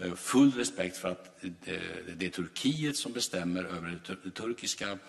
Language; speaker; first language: Swedish; native; Swedish